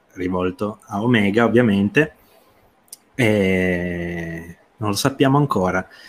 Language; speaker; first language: Italian; native; Italian